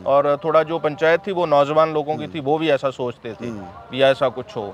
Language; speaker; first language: Hindi; native; Hindi